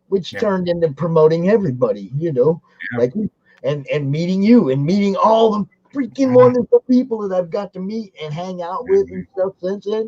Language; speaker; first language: English; native; English